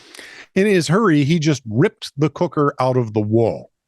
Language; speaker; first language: English; native; English